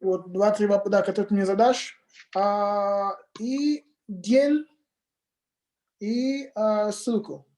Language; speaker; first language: Russian; non-native, fluent; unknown